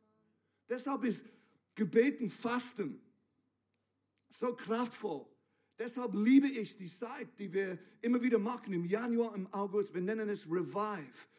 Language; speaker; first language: German; non-native, fluent; English